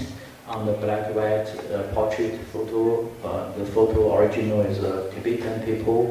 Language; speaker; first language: English; non-native, fluent; Chinese